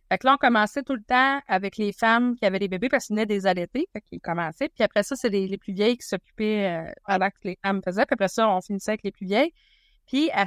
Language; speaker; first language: French; native; French